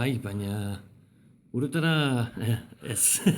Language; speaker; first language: Basque; non-native, learner; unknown